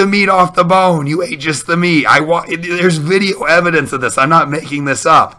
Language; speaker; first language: English; native; English